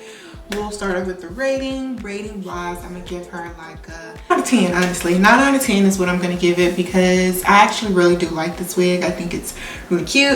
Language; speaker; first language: English; native; English